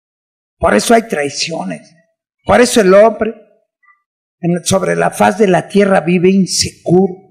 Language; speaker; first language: Spanish; native; Spanish